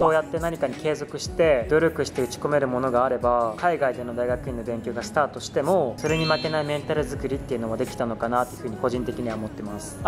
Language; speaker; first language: Japanese; native; Japanese